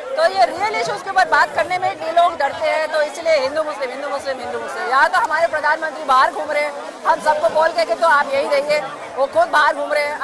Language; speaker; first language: Hindi; native; Hindi